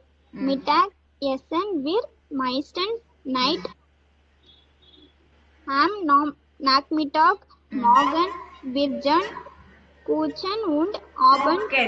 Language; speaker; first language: German; non-native, learner; Tamil